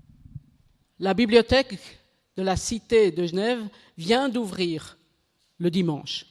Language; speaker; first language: French; non-native, local second language; German